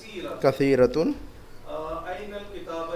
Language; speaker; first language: Arabic; non-native, learner; Urdu